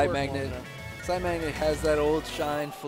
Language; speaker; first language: English; native; English